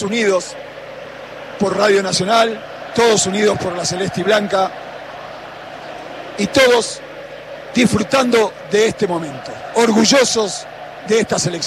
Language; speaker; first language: Spanish; native; Spanish